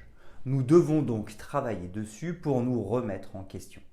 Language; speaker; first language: French; native; French